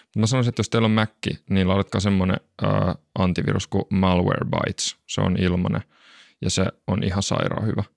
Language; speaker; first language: Finnish; native; Finnish